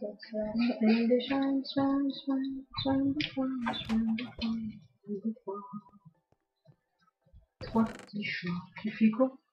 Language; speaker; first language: French; native; French